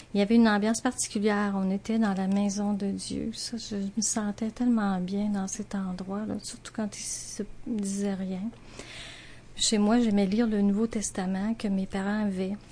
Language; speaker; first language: French; native; French